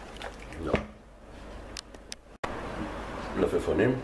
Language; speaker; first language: Hebrew; native; Hebrew